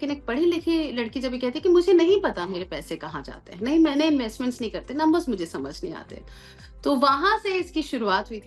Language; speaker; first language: Hindi; native; Hindi